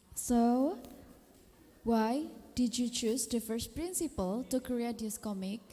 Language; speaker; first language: English; non-native, fluent; Indonesian